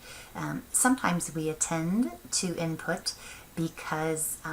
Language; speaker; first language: English; native; English